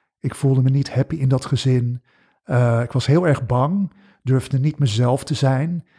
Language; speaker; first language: Dutch; early bilingual, other home language; English